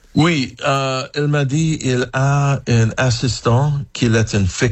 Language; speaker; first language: French; non-native, fluent; English